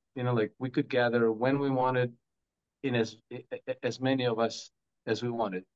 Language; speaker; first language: English; non-native, fluent; Croatian